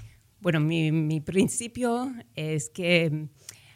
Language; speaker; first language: Spanish; non-native, fluent; English